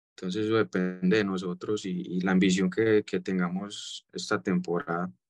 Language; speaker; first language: Spanish; native; Spanish